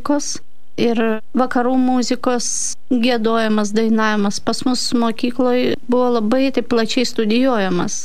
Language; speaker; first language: Lithuanian; non-native, fluent; Russian